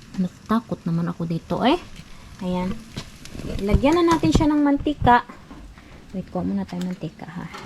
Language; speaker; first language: Filipino; non-native, local second language; Cebuano